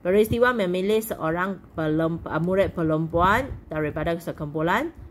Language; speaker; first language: Malay; non-native, local second language; Chinese